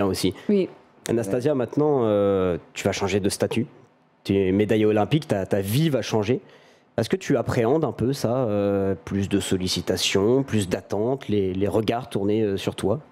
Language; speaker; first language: French; native; French